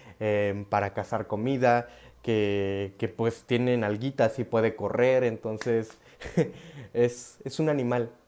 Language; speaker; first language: Spanish; native; Spanish